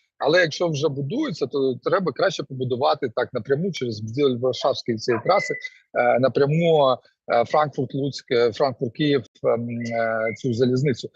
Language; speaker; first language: Ukrainian; non-native, local second language; Russian